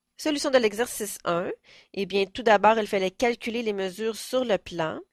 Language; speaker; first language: French; native; French